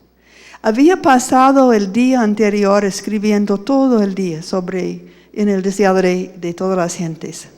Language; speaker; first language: Spanish; non-native, fluent; English